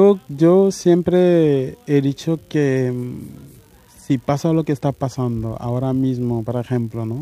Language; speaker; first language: Spanish; non-native, fluent; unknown